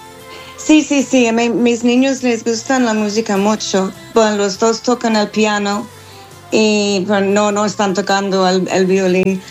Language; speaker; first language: Spanish; non-native, learner; English